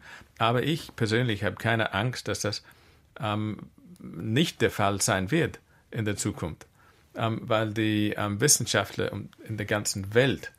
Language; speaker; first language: German; non-native, fluent; English